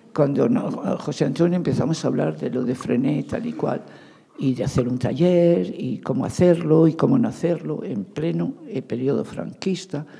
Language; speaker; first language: Spanish; native; Spanish